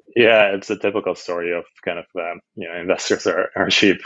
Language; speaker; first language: English; non-native, fluent; Dutch